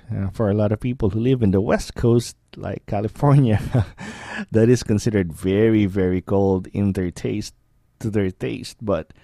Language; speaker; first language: English; non-native, local second language; Filipino